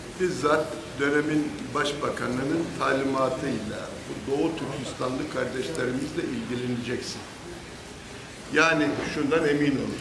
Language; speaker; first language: Turkish; native; Turkish